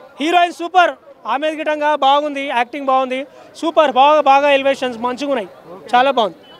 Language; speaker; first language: Telugu; native; Telugu